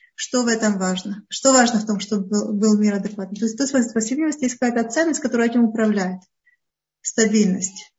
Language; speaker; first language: Russian; early bilingual, heritage; Russian